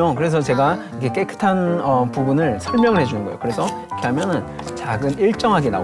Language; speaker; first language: Korean; native; Korean